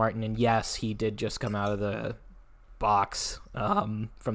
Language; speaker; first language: English; native; English